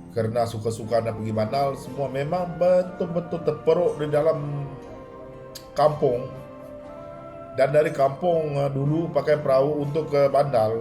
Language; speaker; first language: Malay; non-native, local second language; Iban